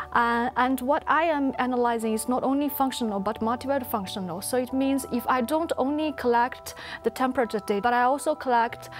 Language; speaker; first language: English; non-native, fluent; Chinese